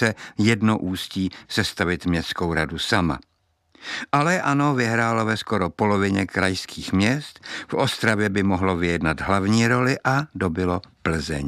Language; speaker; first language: Czech; native; Czech